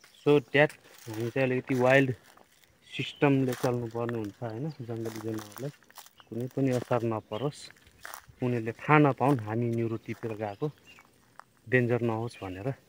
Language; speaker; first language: Nepali; non-native, local second language; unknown